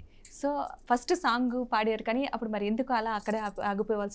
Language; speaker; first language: Telugu; native; Telugu